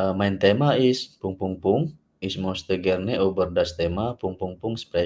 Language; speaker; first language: German; non-native, learner; Indonesian